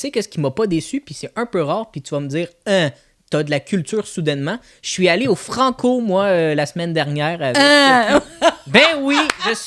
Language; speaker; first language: French; native; French